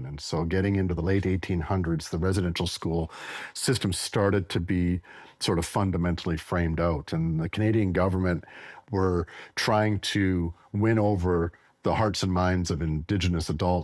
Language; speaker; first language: English; native; English